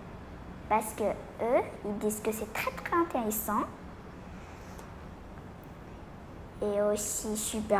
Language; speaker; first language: French; non-native, learner; Chinese